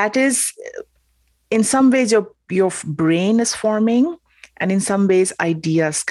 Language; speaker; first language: English; non-native, local second language; Hindi